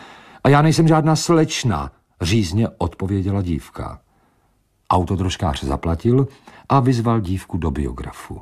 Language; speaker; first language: Czech; native; Czech